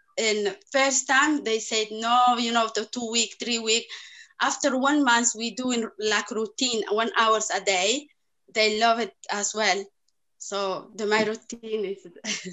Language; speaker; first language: English; non-native, learner; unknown